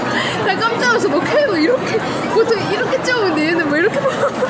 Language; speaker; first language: Korean; native; Korean